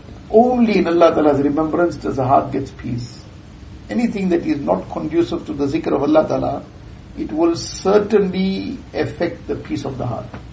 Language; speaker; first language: English; early bilingual, other home language; Urdu